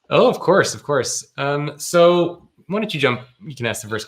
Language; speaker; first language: English; native; English